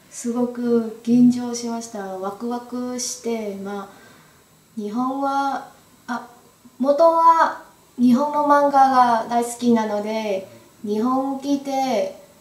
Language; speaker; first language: Japanese; non-native, learner; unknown